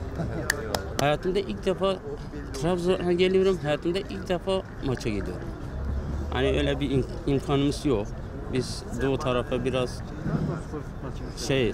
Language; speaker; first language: Turkish; non-native, local second language; Kurdish